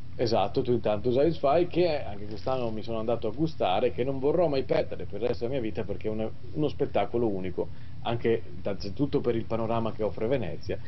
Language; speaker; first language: Italian; native; Italian